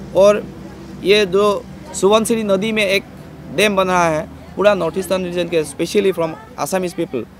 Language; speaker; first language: Hindi; non-native, local second language; Assamese